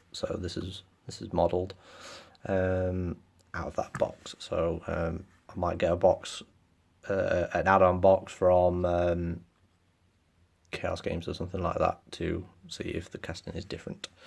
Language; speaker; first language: English; native; English